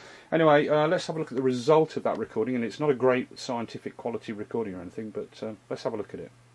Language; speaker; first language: English; native; English